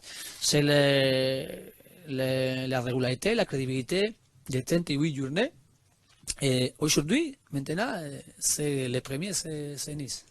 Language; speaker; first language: French; non-native, learner; Spanish